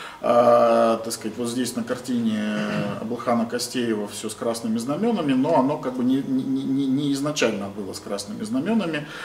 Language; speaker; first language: Russian; native; Russian